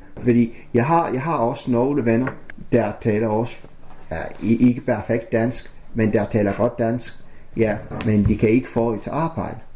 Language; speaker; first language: Danish; non-native, learner; Arabic